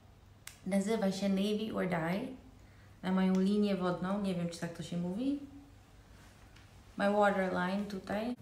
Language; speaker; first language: Polish; early bilingual, heritage; Polish